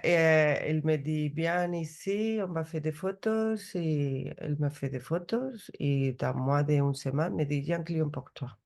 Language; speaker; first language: French; non-native, learner; Spanish